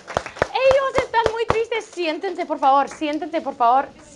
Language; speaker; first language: Spanish; non-native, fluent; English